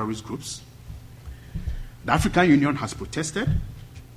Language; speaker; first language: English; non-native, local second language; Akan